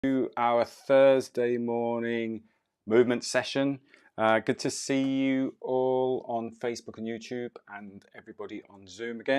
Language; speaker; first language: English; native; English